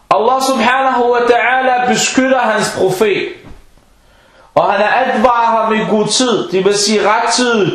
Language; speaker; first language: Danish; non-native, local second language; Arabic